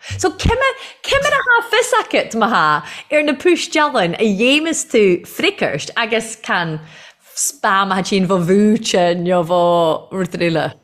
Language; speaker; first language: Irish; native; Irish